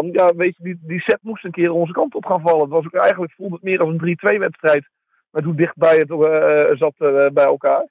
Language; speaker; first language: Dutch; native; Dutch